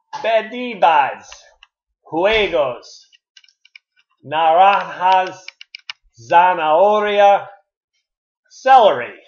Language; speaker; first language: Spanish; non-native, learner; English